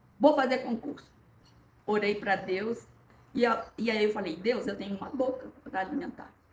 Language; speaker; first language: Portuguese; early bilingual, other home language; Korean